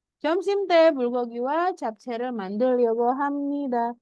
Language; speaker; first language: Korean; non-native, fluent; Indonesian